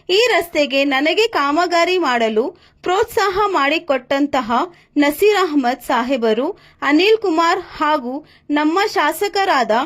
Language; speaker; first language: Kannada; native; Kannada